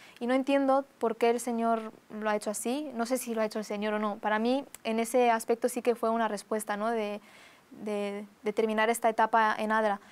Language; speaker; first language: Spanish; early bilingual, other home language; Romanian